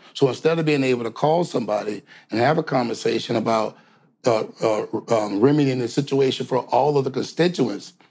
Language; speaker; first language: English; native; English